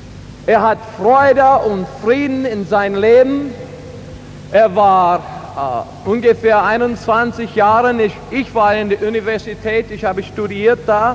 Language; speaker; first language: German; non-native, learner; English